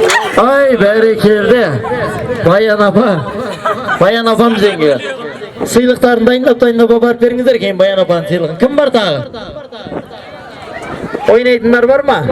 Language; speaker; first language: Kazakh; native; Kazakh